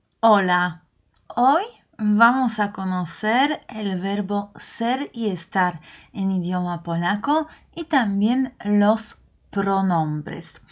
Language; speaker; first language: Spanish; non-native, fluent; Polish